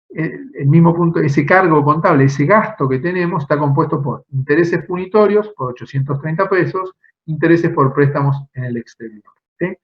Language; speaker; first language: Spanish; native; Spanish